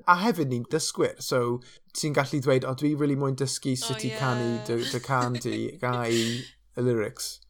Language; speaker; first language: Welsh; non-native, local second language; English